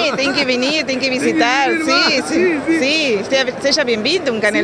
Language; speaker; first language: Portuguese; non-native, learner; Spanish